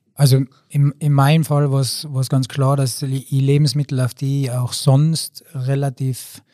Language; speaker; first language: German; native; German